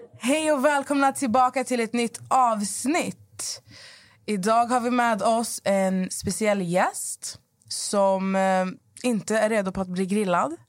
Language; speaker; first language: Swedish; native; Swedish